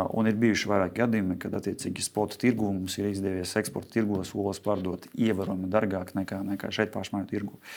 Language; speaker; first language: Latvian; non-native, local second language; Russian